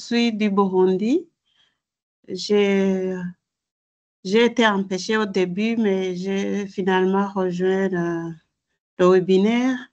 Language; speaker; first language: French; non-native, local second language; Rundi